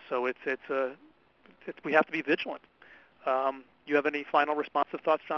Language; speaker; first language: English; native; English